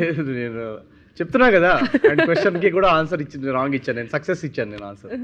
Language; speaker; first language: Telugu; native; Telugu